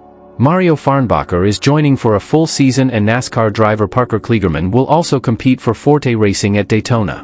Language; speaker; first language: English; non-native, fluent; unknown